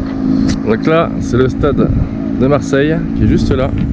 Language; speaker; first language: French; native; French